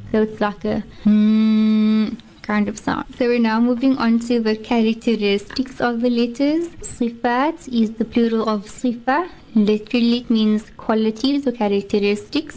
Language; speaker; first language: English; native; English